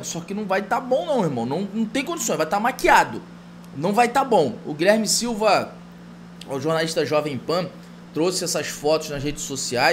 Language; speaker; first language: Portuguese; native; Portuguese